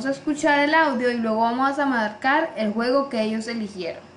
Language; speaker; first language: Spanish; native; Spanish